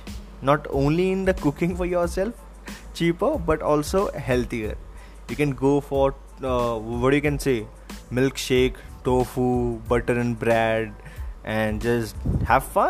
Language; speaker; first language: English; non-native, local second language; Hindi